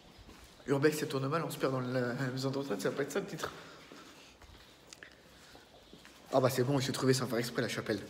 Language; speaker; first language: French; native; French